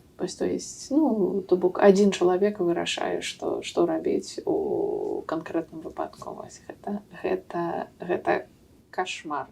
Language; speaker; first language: Belarusian; non-native, local second language; Russian